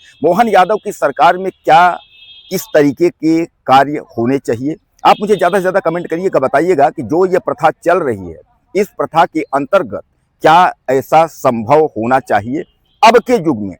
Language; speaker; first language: Hindi; native; Hindi